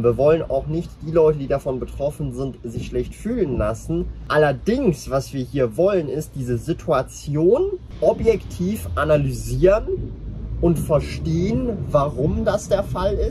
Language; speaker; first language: German; native; German